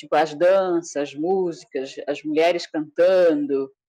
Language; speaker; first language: Portuguese; non-native, local second language; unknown